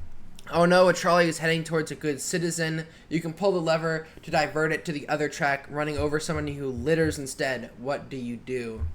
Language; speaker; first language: English; native; English